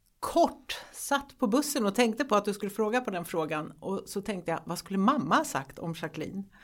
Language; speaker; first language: Swedish; early bilingual, other home language; Greek